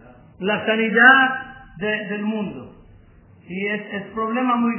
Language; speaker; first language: Spanish; non-native, learner; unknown